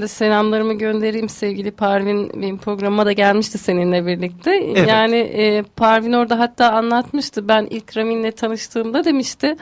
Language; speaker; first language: Turkish; native; Turkish